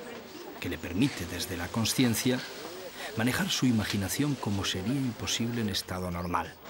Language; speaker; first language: Spanish; native; Spanish